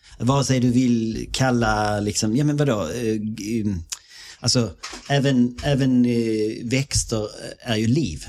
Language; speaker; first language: Swedish; native; Swedish